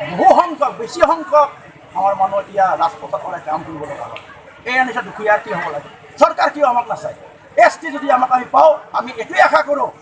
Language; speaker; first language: Assamese; non-native, local second language; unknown